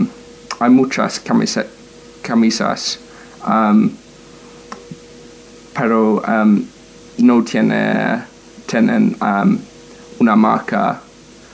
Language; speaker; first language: Spanish; non-native, learner; English